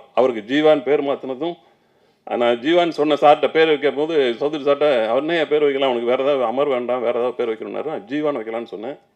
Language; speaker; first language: Tamil; native; Tamil